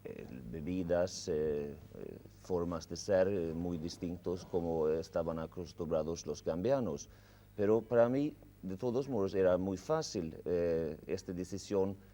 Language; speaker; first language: Spanish; non-native, fluent; Swedish